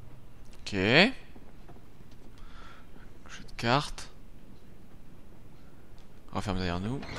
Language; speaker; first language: French; native; French